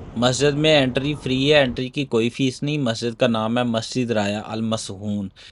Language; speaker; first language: Urdu; non-native, local second language; Punjabi